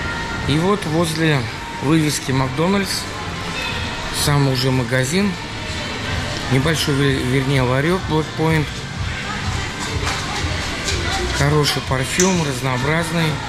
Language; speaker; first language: Russian; native; Russian